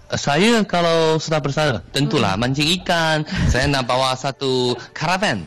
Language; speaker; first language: Malay; non-native, fluent; Chinese